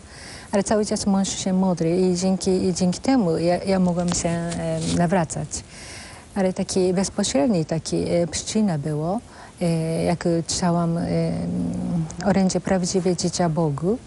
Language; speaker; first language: Polish; non-native, fluent; Japanese